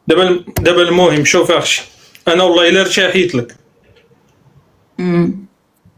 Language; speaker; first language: Arabic; native; Arabic